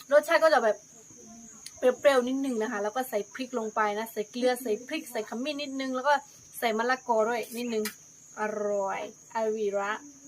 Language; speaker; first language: Thai; non-native, local second language; Karen languages